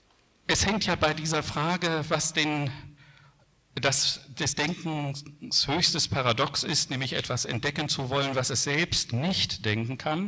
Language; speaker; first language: German; native; German